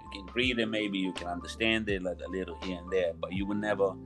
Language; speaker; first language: English; non-native, fluent; Italian